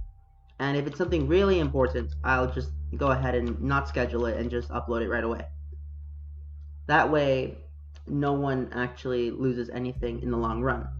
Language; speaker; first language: English; native; English